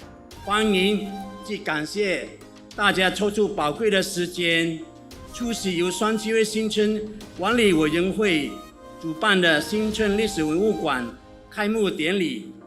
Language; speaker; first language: Chinese; native; Chinese